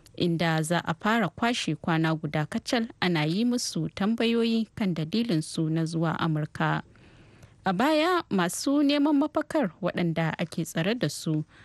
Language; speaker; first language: Hausa; native; Hausa